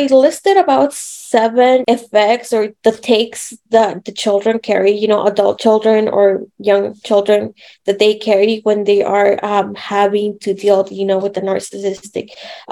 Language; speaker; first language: English; native; English